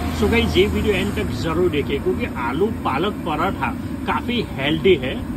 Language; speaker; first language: Hindi; native; Hindi